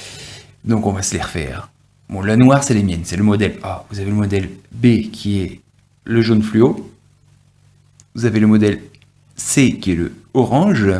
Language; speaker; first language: French; native; French